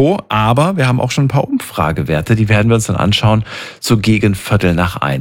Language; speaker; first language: German; native; German